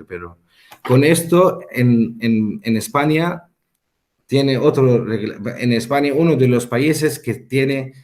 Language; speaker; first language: Spanish; non-native, fluent; Arabic